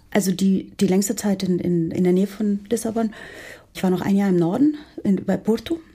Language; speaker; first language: German; early bilingual, heritage; Portuguese